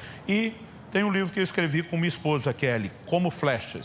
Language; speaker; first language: Portuguese; native; Portuguese